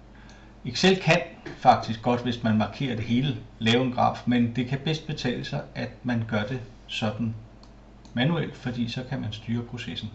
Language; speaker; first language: Danish; native; Danish